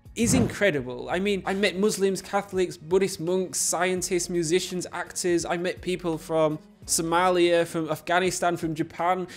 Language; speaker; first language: English; native; English